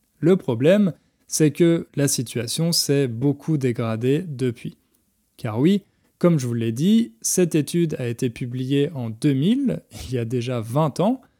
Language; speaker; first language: French; native; French